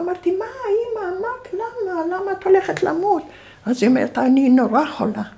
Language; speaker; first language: Hebrew; early bilingual, other home language; Yiddish